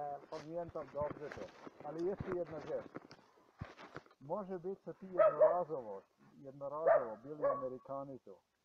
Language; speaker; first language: Polish; non-native, learner; Slovenian